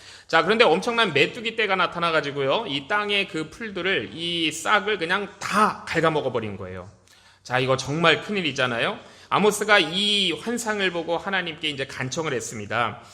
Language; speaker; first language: Korean; native; Korean